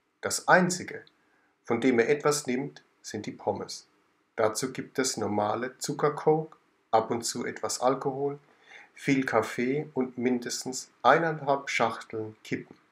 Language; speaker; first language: German; native; German